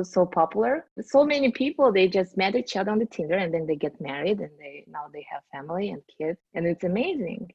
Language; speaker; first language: English; non-native, fluent; Russian